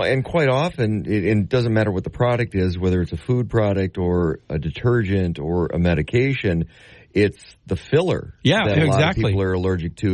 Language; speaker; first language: English; native; English